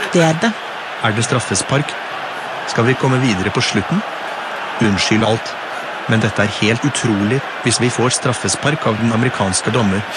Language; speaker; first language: Norwegian; non-native, fluent; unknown